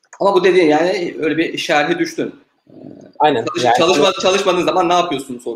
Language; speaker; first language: Turkish; native; Turkish